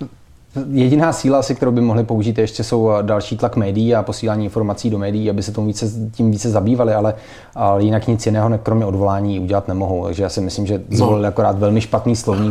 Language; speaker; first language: Czech; native; Czech